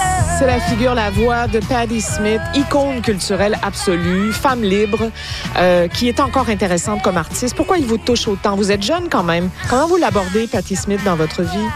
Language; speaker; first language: French; native; French